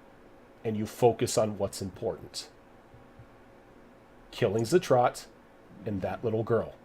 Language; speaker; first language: English; native; English